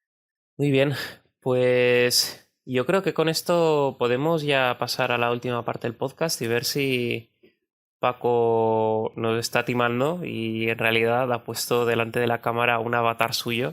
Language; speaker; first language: Spanish; native; Spanish